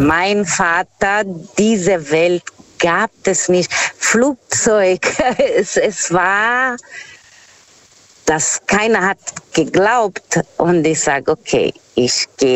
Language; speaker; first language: German; non-native, fluent; Portuguese